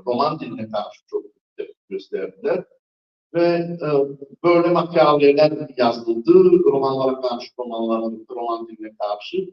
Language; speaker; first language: Turkish; non-native, fluent; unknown